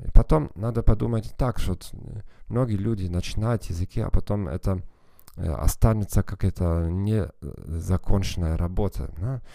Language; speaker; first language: Russian; non-native, fluent; German